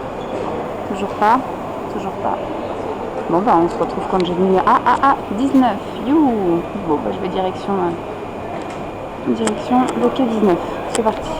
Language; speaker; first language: French; native; French